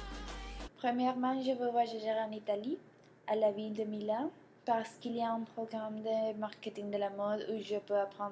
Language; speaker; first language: French; non-native, learner; Spanish